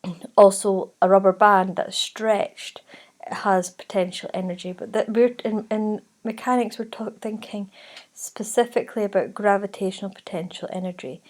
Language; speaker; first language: English; native; English